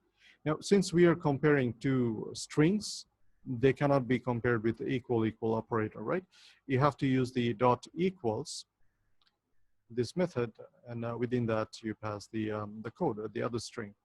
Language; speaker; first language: English; non-native, local second language; Bangla